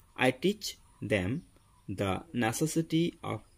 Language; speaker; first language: English; non-native, local second language; Assamese